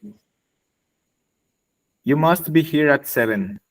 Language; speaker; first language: English; non-native, learner; Spanish